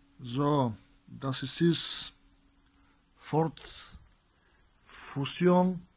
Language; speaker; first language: German; non-native, learner; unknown